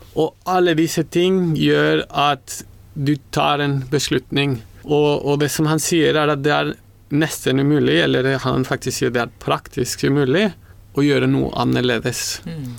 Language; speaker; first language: Norwegian; non-native, fluent; Spanish